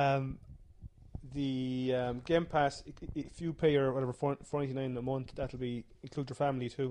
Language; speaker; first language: English; native; English